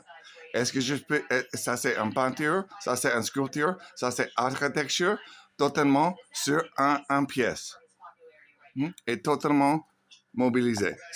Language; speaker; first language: French; non-native, learner; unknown